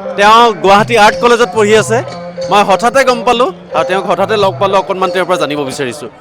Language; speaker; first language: Assamese; native; Assamese